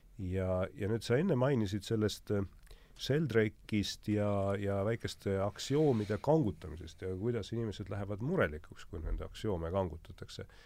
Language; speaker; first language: Estonian; native; Estonian